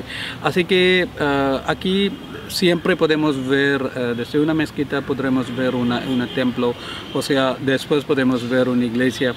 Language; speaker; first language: Spanish; non-native, learner; Malayalam